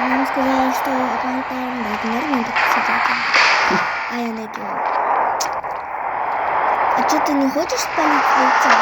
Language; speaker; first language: Russian; non-native, local second language; Kazakh